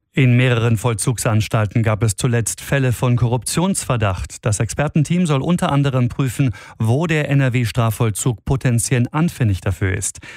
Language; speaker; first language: German; native; German